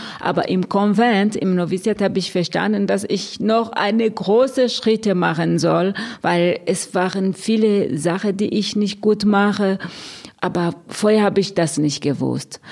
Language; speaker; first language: German; non-native, fluent; Rundi